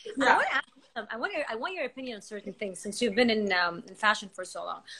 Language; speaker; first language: English; non-native, fluent; Arabic